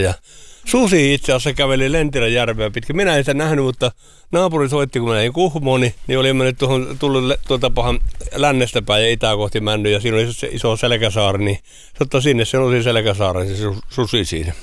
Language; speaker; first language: Finnish; native; Finnish